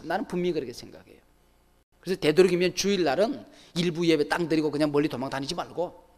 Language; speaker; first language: Korean; native; Korean